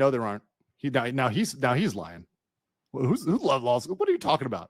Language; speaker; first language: English; native; English